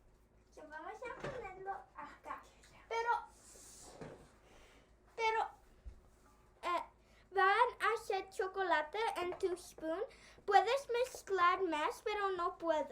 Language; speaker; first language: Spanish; early bilingual, heritage; Spanish